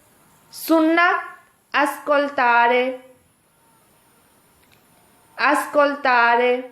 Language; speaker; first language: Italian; non-native, fluent; Urdu